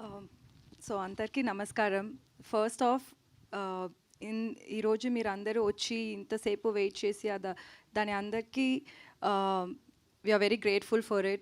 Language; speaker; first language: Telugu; non-native, local second language; Tamil